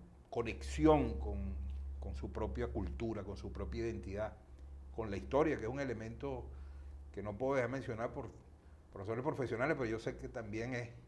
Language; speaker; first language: Spanish; native; Spanish